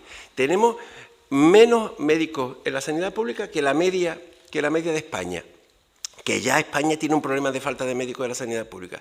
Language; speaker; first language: Spanish; native; Spanish